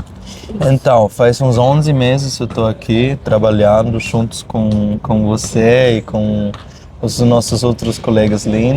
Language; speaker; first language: Portuguese; non-native, fluent; German